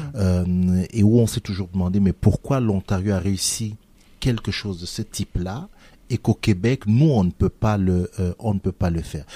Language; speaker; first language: French; native; French